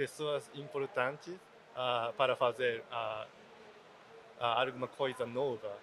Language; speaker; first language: Portuguese; non-native, learner; Japanese